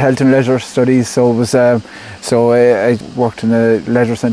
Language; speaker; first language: English; native; English